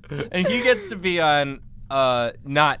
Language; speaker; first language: English; native; English